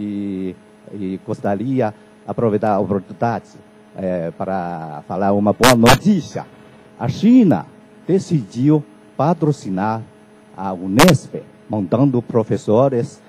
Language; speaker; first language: Portuguese; non-native, fluent; Chinese